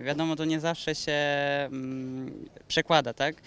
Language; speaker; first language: Polish; native; Polish